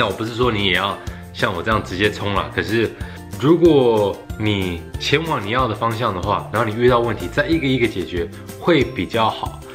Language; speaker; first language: Chinese; early bilingual, heritage; Chinese